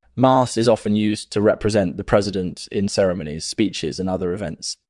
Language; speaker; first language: English; native; English